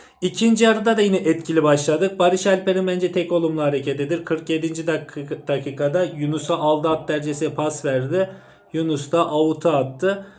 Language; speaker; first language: Turkish; native; Turkish